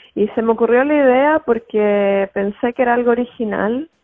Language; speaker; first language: Spanish; native; Spanish